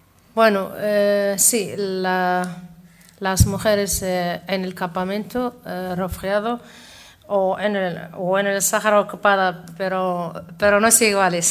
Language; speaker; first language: Spanish; non-native, learner; Arabic